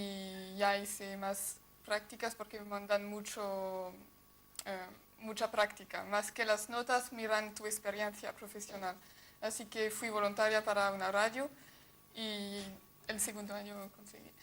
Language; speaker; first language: Spanish; non-native, fluent; French